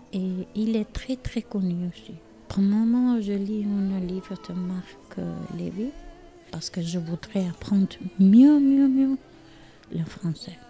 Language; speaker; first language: French; non-native, learner; Albanian